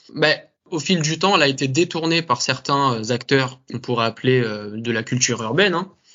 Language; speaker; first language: French; native; French